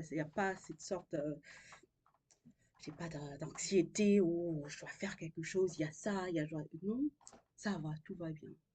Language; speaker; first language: French; non-native, local second language; Haitian Creole